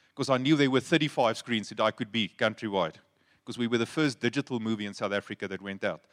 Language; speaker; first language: English; non-native, local second language; Afrikaans